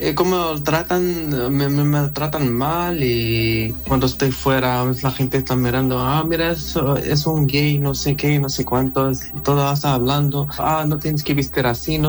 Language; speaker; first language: Spanish; non-native, learner; Arabic